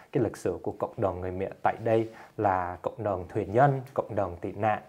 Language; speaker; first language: Vietnamese; early bilingual, heritage; Vietnamese